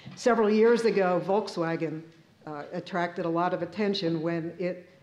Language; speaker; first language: English; native; English